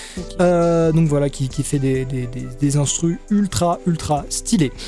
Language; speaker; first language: French; native; French